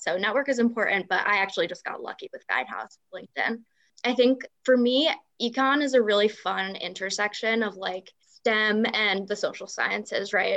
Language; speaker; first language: English; native; English